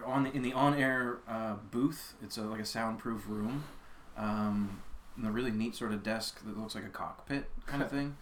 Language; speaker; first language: English; native; English